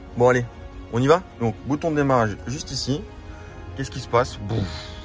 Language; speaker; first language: French; native; French